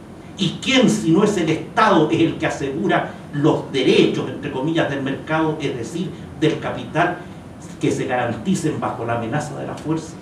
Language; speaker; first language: Spanish; native; Spanish